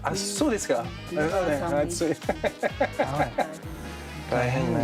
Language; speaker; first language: Japanese; non-native, learner; French